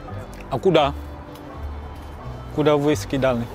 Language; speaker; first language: Russian; non-native, learner; Vietnamese